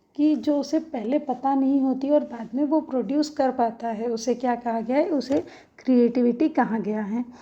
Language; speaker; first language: Hindi; non-native, local second language; Marathi